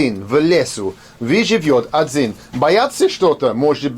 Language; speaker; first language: Russian; non-native, learner; English